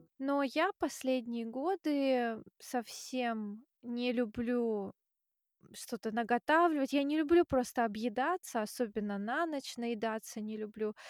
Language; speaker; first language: Russian; native; Russian